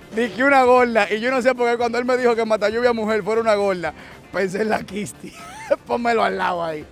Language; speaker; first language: Spanish; native; Spanish